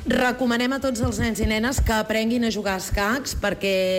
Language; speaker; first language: Catalan; native; Catalan